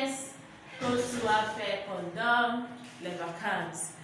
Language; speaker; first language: French; non-native, fluent; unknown